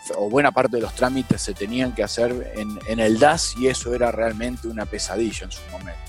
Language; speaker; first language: Spanish; native; Spanish